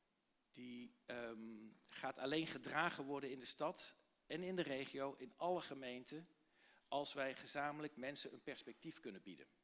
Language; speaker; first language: Dutch; native; Dutch